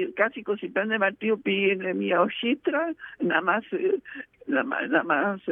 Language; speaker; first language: Greek; early bilingual, heritage; Greek